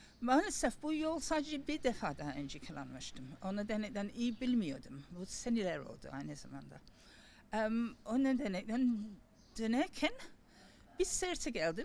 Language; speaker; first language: Turkish; non-native, learner; English